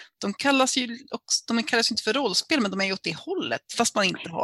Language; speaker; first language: Swedish; native; Swedish